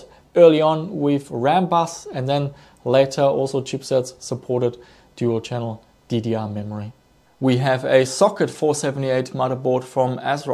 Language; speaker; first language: English; non-native, fluent; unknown